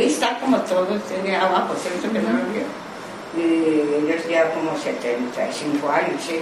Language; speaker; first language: Spanish; non-native, learner; Japanese